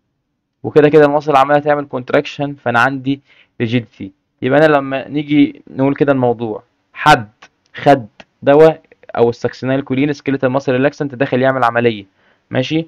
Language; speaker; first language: Arabic; native; Arabic